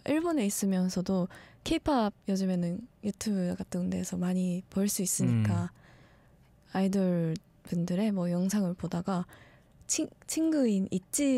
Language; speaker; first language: Korean; non-native, fluent; Japanese